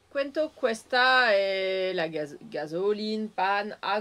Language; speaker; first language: Spanish; non-native, learner; French